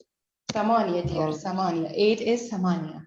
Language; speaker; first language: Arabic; non-native, fluent; Urdu